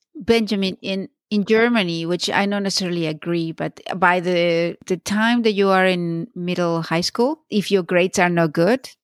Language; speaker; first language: English; non-native, fluent; Spanish